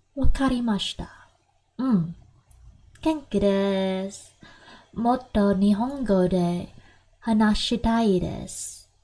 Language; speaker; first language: Japanese; non-native, learner; English